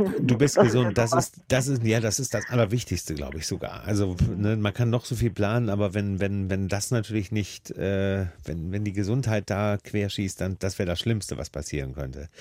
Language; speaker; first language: German; native; German